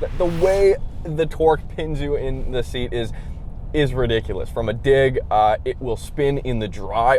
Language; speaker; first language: English; native; English